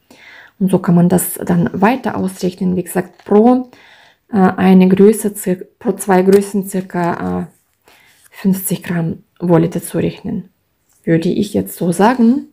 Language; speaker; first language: German; non-native, fluent; Russian